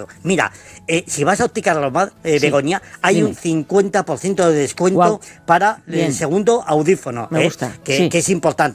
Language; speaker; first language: Spanish; native; Spanish